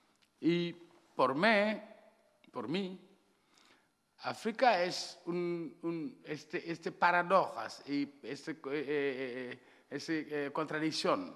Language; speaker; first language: Spanish; non-native, learner; Wolof